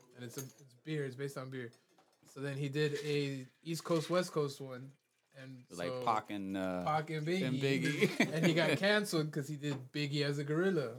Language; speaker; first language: English; native; English